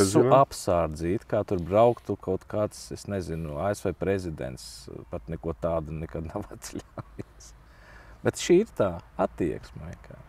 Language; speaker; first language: Latvian; native; Latvian